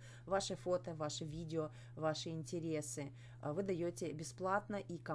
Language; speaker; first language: Russian; native; Russian